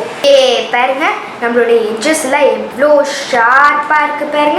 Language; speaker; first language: Tamil; native; Tamil